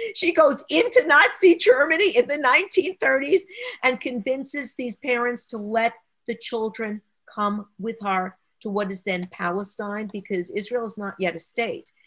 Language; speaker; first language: English; native; English